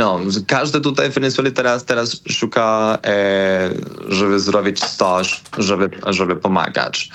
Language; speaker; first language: Polish; non-native, learner; Spanish